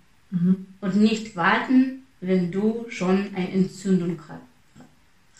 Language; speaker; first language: German; non-native, fluent; Russian